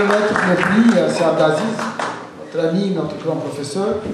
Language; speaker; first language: French; non-native, local second language; Arabic